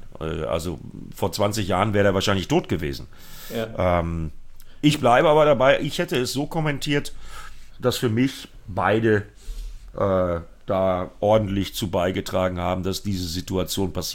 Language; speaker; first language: German; native; German